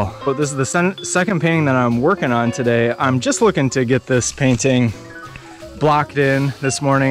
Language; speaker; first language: English; native; English